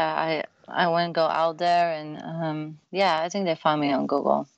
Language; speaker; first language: English; non-native, fluent; Dutch